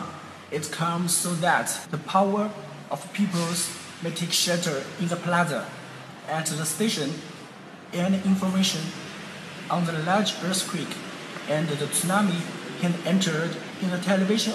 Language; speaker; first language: English; non-native, learner; Chinese